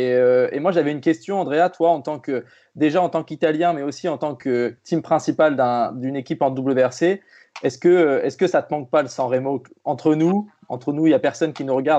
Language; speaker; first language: French; native; French